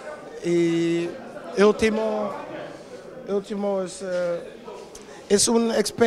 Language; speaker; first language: Spanish; non-native, learner; Dutch